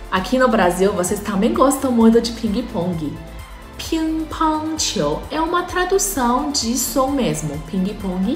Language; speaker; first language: Portuguese; non-native, fluent; Chinese